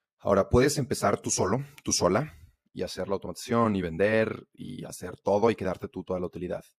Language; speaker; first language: Spanish; native; Spanish